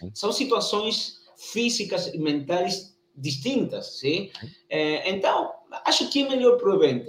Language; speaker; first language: Portuguese; non-native, learner; Spanish